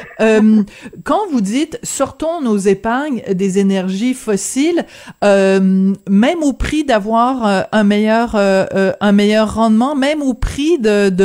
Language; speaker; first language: French; native; French